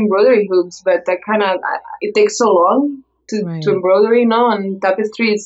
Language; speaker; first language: English; non-native, fluent; Spanish